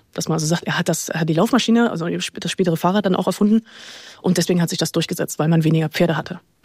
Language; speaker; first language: German; native; German